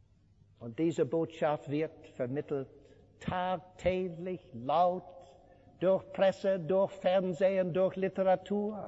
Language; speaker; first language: German; non-native, fluent; English